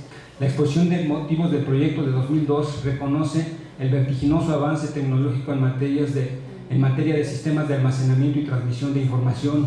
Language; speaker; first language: Spanish; native; Spanish